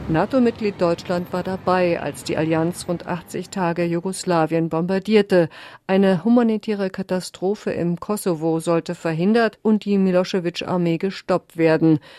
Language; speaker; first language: German; native; German